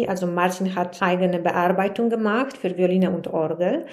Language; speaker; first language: German; non-native, fluent; Polish